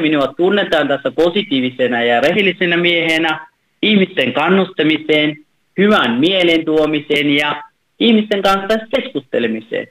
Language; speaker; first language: Finnish; non-native, fluent; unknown